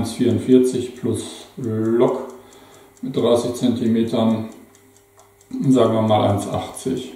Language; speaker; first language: German; native; German